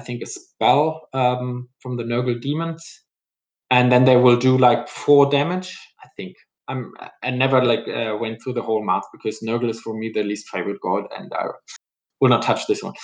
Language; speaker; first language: English; non-native, fluent; German